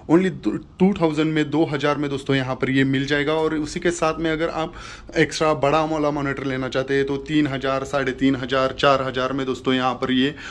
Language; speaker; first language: Hindi; non-native, local second language; Marathi